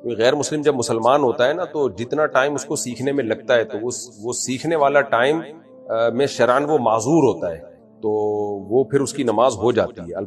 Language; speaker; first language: Urdu; native; Urdu